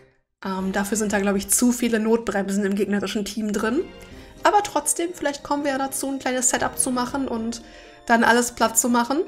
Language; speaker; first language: German; native; German